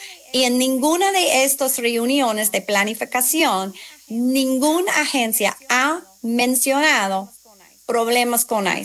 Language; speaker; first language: Spanish; non-native, fluent; English